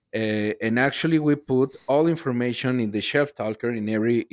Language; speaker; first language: English; non-native, learner; Spanish